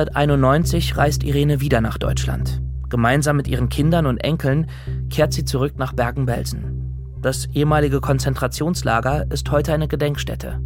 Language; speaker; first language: German; native; German